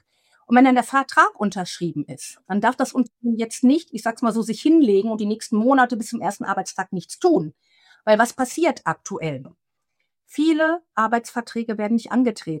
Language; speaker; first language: German; native; German